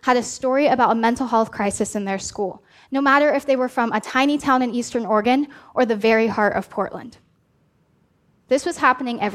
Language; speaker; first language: English; native; English